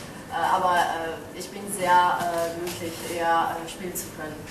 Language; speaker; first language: German; non-native, fluent; Italian